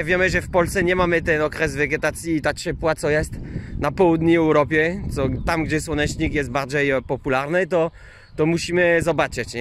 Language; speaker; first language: Polish; non-native, fluent; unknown